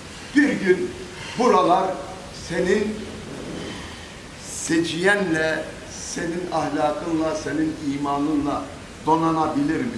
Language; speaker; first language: Turkish; native; Turkish